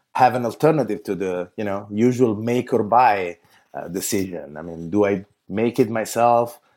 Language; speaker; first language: English; non-native, fluent; Italian